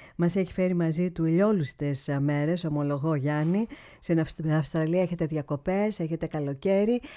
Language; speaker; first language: Greek; native; Greek